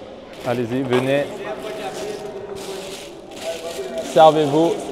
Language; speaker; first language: French; native; French